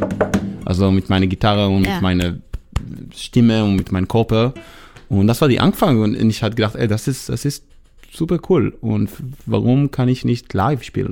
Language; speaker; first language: German; non-native, learner; Hebrew